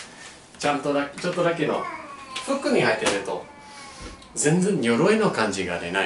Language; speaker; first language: Japanese; non-native, learner; English